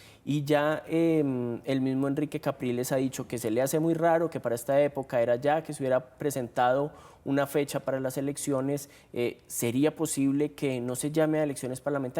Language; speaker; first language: Spanish; native; Spanish